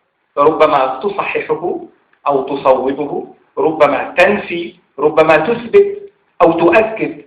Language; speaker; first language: Arabic; native; Arabic